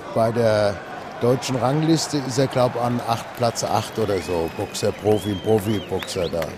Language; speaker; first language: German; native; German